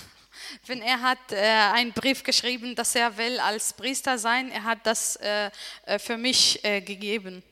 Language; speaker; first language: German; non-native, learner; Arabic